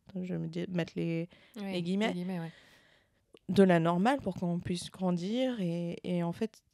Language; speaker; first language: French; native; French